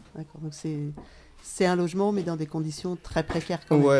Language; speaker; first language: French; native; French